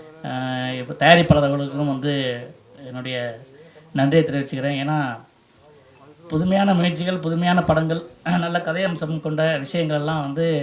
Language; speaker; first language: Tamil; native; Tamil